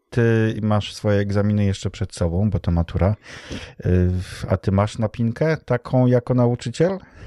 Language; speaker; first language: Polish; native; Polish